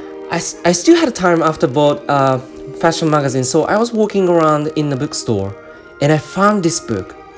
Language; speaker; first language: English; non-native, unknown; Japanese